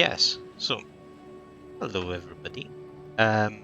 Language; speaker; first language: English; native; English